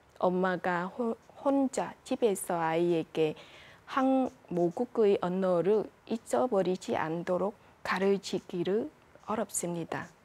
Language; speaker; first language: Korean; non-native, fluent; Vietnamese